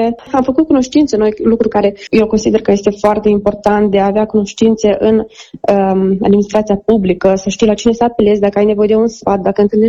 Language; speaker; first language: Romanian; native; Romanian